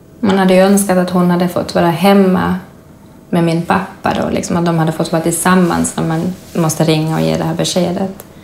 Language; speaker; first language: Swedish; native; Swedish